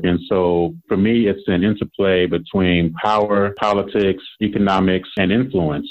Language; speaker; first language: English; native; English